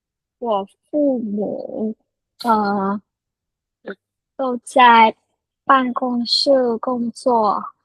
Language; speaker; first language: Chinese; non-native, learner; Vietnamese